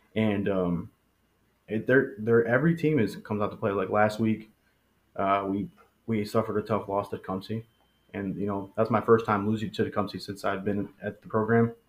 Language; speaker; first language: English; early bilingual, other home language; Spanish